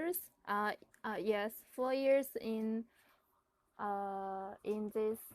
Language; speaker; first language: English; non-native, learner; Chinese